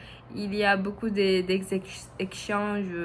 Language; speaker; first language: French; non-native, learner; Portuguese